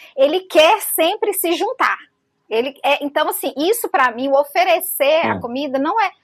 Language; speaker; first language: Portuguese; native; Portuguese